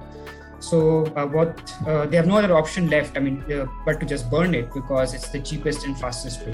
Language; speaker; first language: English; non-native, local second language; Hindi